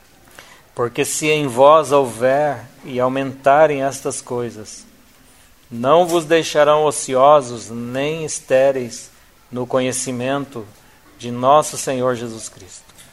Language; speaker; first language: Portuguese; native; Portuguese